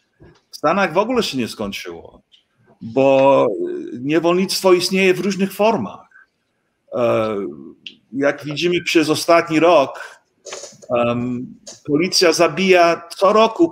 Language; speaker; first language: Polish; early bilingual, heritage; English